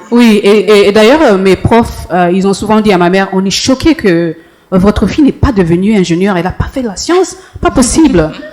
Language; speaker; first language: French; early bilingual, heritage; English